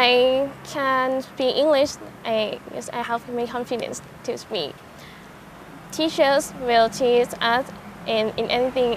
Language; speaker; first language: English; non-native, learner; Thai